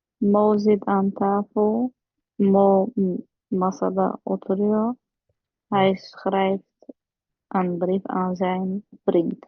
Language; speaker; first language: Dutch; non-native, learner; Turkish